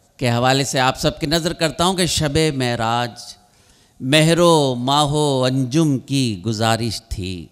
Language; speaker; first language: Urdu; native; Urdu